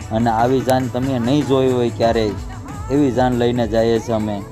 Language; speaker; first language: Gujarati; native; Gujarati